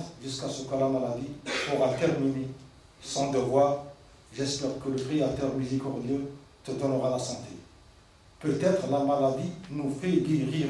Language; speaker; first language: French; non-native, local second language; Arabic